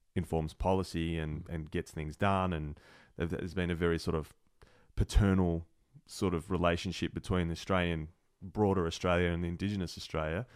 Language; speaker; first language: English; native; English